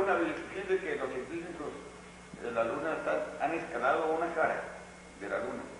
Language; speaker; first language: Spanish; native; Spanish